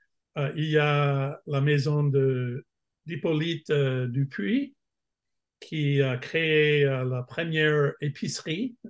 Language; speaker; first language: French; non-native, fluent; English